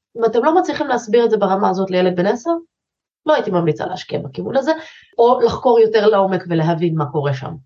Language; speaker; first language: Hebrew; native; Hebrew